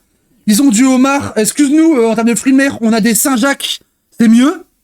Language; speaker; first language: French; native; French